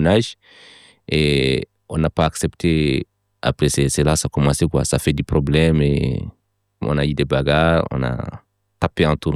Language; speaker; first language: French; non-native, local second language; Fula